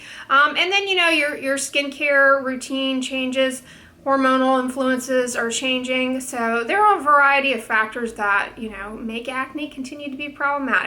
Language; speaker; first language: English; native; English